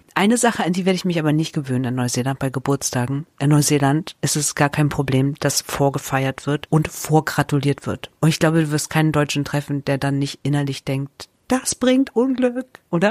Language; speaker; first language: German; native; German